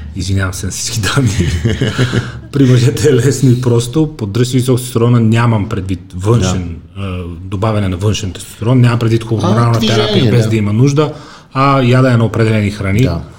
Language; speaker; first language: Bulgarian; native; Bulgarian